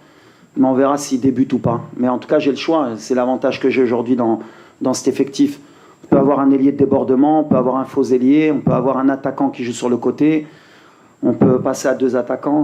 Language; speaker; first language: French; native; French